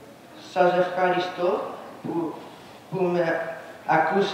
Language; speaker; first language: Greek; early bilingual, heritage; Greek